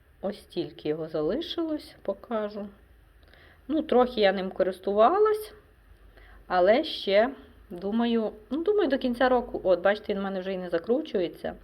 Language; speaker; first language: Ukrainian; non-native, local second language; Russian